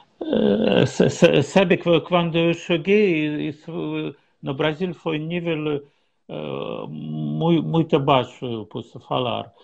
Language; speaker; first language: Portuguese; non-native, learner; Russian